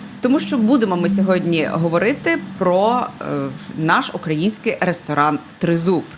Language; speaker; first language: Ukrainian; native; Ukrainian